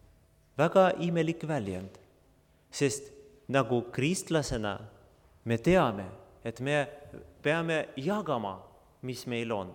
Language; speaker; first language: Estonian; non-native, local second language; Russian